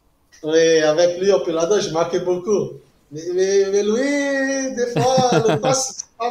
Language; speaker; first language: French; non-native, fluent; Portuguese